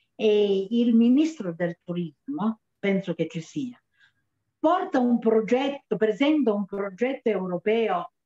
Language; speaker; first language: Italian; native; Italian